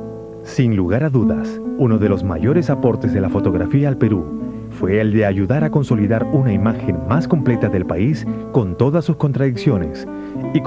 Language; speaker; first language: Spanish; native; Spanish